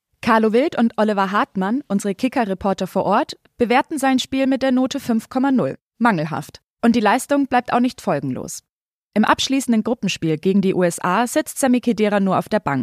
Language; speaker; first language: German; native; German